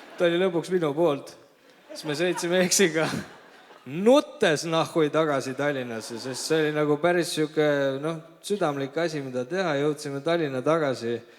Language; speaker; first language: Estonian; early bilingual, other home language; Armenian